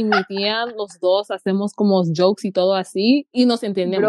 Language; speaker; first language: Spanish; early bilingual, heritage; Spanish